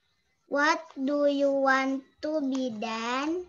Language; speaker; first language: English; non-native, learner; Indonesian